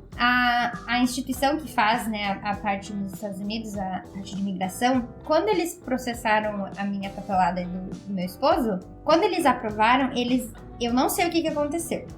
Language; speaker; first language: Portuguese; native; Portuguese